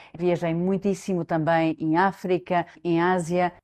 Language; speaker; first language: Portuguese; native; Portuguese